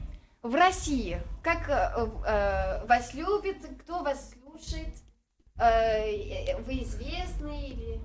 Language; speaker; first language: Russian; non-native, learner; French